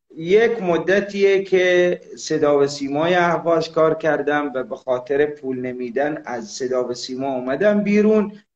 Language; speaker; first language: Persian; non-native, local second language; Arabic